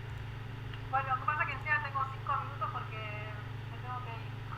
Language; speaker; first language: Spanish; native; Spanish